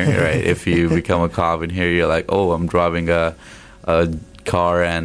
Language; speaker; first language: English; non-native, local second language; Punjabi